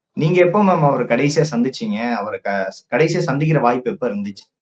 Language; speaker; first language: Tamil; native; Tamil